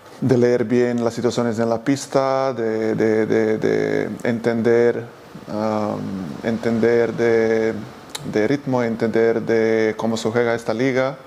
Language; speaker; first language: Spanish; non-native, fluent; Serbian